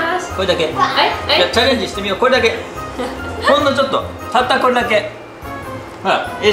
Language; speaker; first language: Japanese; native; Japanese